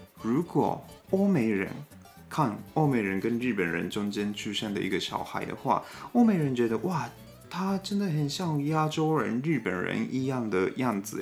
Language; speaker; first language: Chinese; non-native, fluent; Japanese